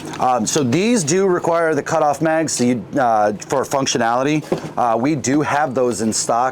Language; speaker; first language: English; native; English